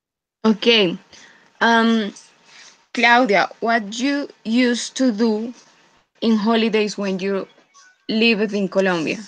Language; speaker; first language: English; non-native, fluent; Spanish